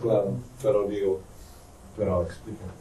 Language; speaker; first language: Spanish; non-native, learner; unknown